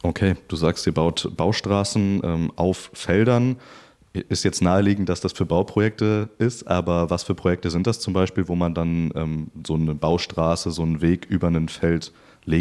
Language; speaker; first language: German; native; German